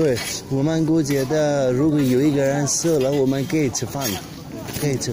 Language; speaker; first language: Chinese; non-native, learner; Turkish